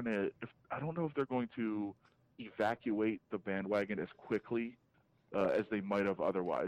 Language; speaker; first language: English; native; English